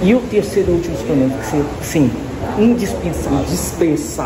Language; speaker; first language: Portuguese; native; Portuguese